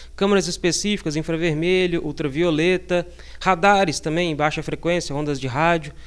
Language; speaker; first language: Portuguese; native; Portuguese